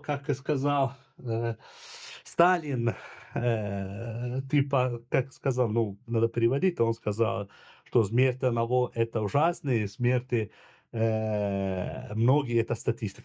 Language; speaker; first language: Russian; non-native, learner; Italian